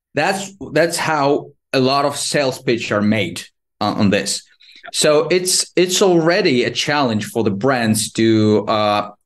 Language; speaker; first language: English; non-native, fluent; Ukrainian